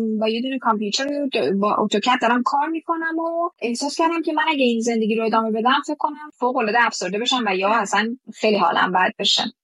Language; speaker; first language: Persian; native; Persian